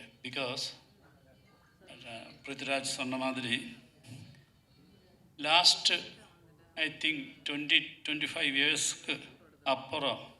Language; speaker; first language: Tamil; non-native, learner; Malayalam